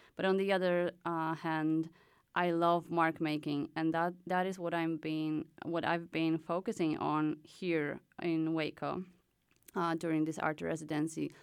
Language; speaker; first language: English; non-native, fluent; Polish